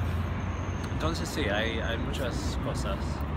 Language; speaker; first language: Spanish; non-native, fluent; English